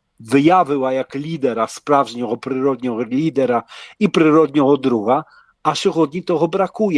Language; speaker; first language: Polish; non-native, learner; Ukrainian